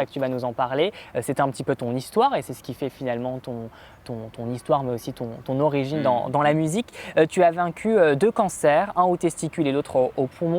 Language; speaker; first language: French; native; French